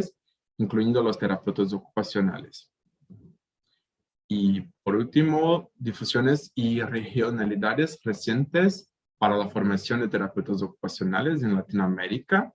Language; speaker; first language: Spanish; native; Spanish